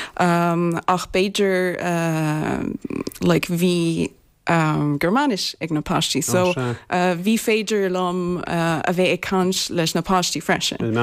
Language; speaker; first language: Irish; non-native, learner; German